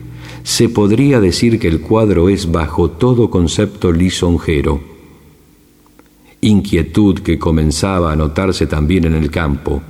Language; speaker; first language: Spanish; native; Spanish